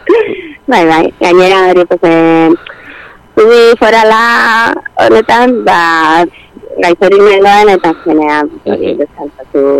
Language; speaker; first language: Basque; non-native, local second language; Spanish